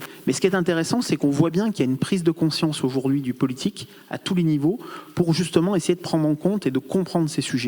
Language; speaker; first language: French; native; French